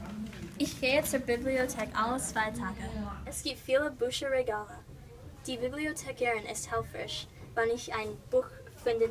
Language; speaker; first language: German; non-native, learner; English